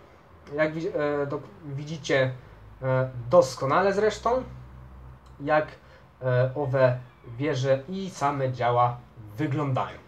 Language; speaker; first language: Polish; native; Polish